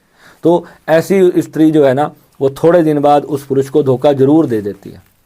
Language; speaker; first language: Hindi; native; Hindi